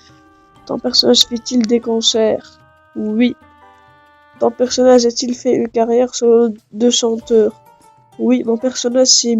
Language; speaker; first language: French; non-native, local second language; Arabic